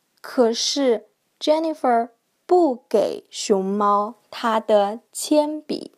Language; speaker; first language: Chinese; non-native, learner; English